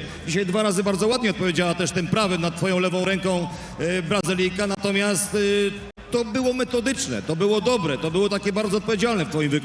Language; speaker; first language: Polish; native; Polish